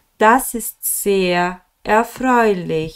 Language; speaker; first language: German; non-native, fluent; Turkish